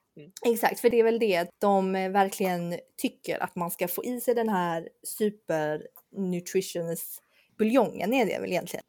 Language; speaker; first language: Swedish; native; Swedish